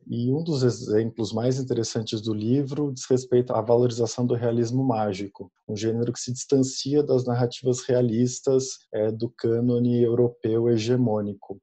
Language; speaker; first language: Portuguese; native; Portuguese